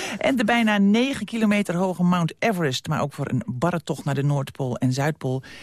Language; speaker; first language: Dutch; native; Dutch